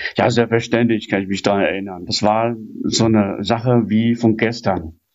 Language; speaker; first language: German; non-native, fluent; Chinese